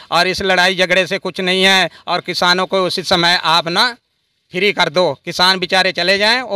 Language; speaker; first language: Hindi; native; Hindi